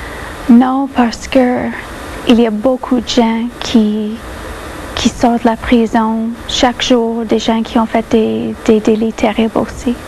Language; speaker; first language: French; non-native, local second language; English